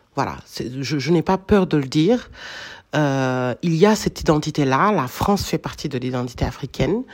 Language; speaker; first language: French; non-native, local second language; Wolof